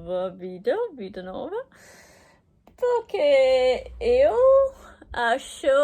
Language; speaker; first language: Portuguese; non-native, learner; German